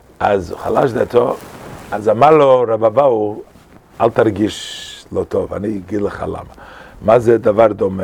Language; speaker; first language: Hebrew; non-native, fluent; English